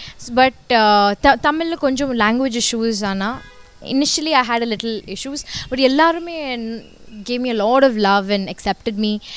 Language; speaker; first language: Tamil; non-native, learner; Malayalam